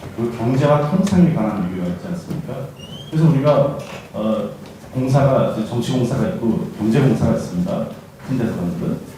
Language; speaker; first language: Korean; native; Korean